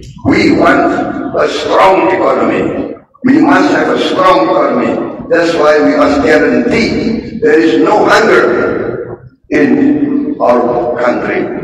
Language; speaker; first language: English; non-native, fluent; Indonesian